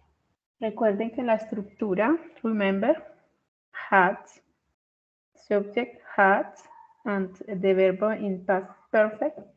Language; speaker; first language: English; non-native, fluent; Spanish